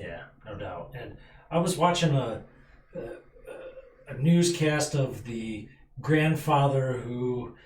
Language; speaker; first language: English; native; English